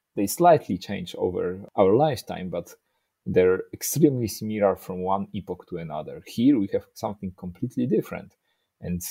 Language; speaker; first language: English; non-native, fluent; Polish